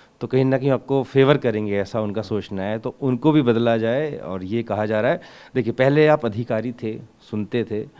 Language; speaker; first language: Hindi; native; Hindi